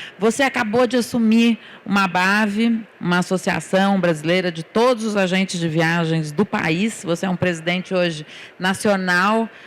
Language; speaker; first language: Portuguese; native; Portuguese